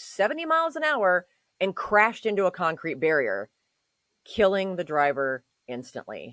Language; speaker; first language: English; native; English